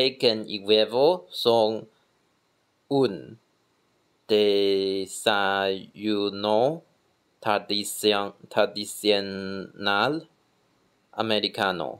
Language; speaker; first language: Spanish; non-native, learner; Chinese